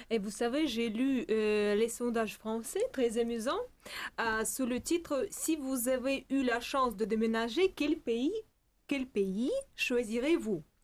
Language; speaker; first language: French; non-native, fluent; Russian